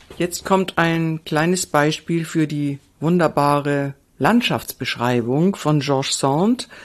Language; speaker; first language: German; native; German